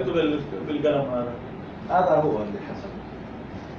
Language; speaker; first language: Arabic; non-native, fluent; Hindi